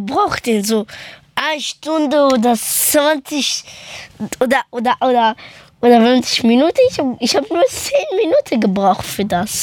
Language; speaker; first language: German; early bilingual, other home language; Persian